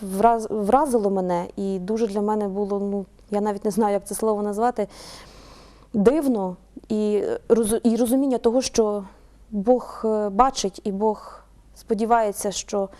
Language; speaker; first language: Ukrainian; native; Ukrainian